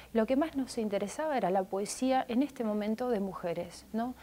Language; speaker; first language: Spanish; early bilingual, other home language; Russian